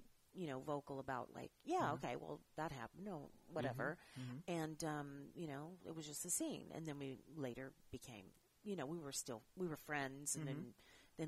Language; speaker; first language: English; native; English